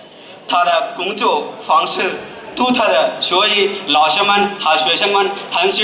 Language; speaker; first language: Chinese; non-native, learner; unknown